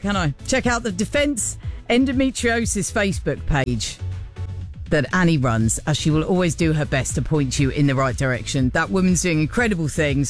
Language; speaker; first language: English; native; English